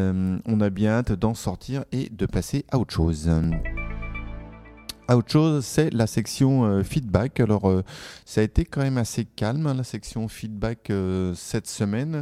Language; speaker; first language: French; native; French